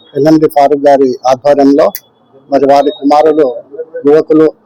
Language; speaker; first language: Telugu; native; Telugu